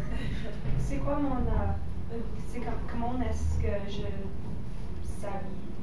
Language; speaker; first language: French; non-native, learner; English